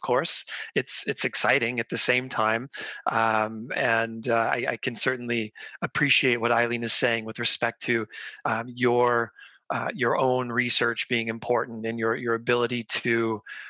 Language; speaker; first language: English; native; English